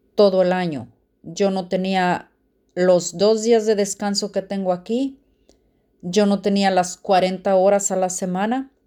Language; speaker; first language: Spanish; native; Spanish